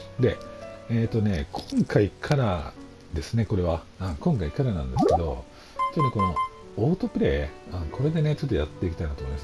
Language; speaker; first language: Japanese; native; Japanese